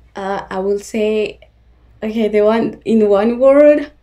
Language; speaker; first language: English; non-native, fluent; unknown